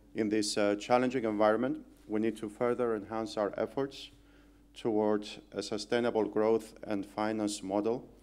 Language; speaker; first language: English; non-native, fluent; Greek